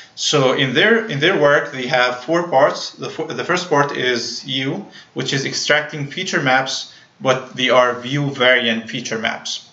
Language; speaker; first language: English; non-native, fluent; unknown